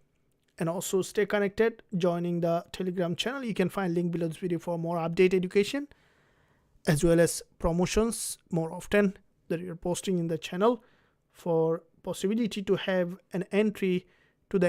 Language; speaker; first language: English; non-native, fluent; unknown